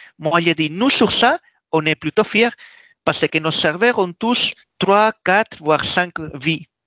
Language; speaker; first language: French; non-native, fluent; Spanish